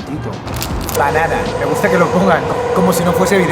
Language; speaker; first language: Spanish; native; Spanish